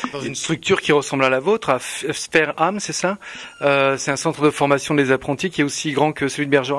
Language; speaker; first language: French; native; French